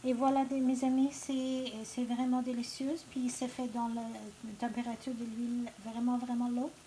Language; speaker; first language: French; non-native, learner; Persian